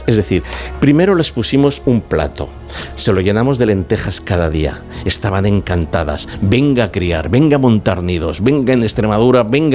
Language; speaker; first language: Spanish; native; Spanish